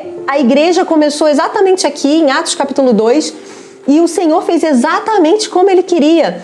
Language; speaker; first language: Portuguese; native; Portuguese